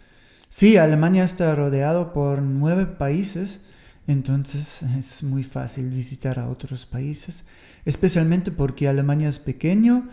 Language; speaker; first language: Spanish; non-native, fluent; German